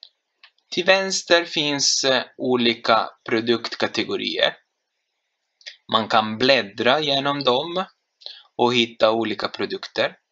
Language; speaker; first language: Swedish; non-native, fluent; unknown